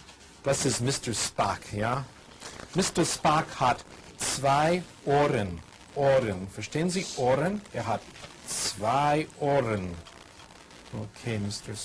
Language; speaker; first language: German; non-native, fluent; English